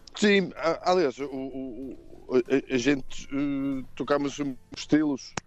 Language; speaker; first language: Portuguese; non-native, fluent; Dutch